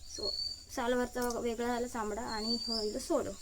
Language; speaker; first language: Marathi; native; Marathi